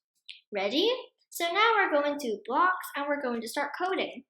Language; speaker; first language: English; non-native, fluent; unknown